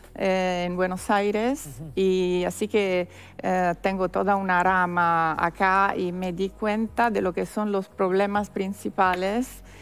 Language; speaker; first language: Spanish; non-native, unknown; Italian